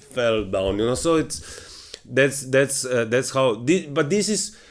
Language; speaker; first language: English; non-native, fluent; Slovenian